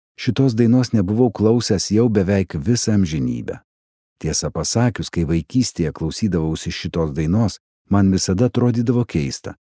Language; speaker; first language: Lithuanian; native; Lithuanian